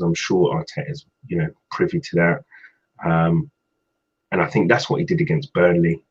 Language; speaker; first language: English; native; English